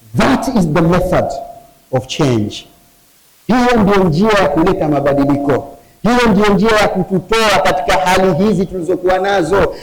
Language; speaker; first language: Swahili; native; Swahili